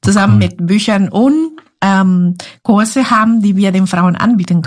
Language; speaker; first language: German; non-native, fluent; Spanish